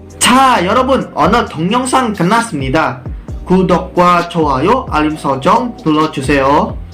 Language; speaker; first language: Korean; non-native, learner; Indonesian